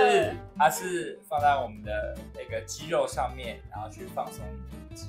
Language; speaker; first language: Chinese; native; Chinese